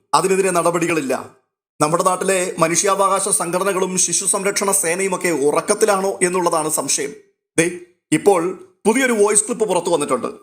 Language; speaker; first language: Malayalam; native; Malayalam